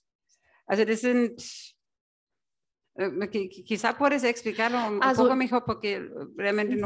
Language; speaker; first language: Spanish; non-native, fluent; German